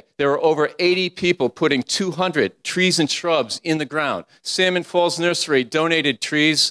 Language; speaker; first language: English; native; English